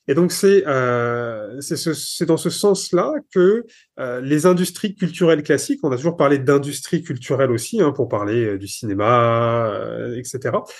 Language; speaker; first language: French; native; French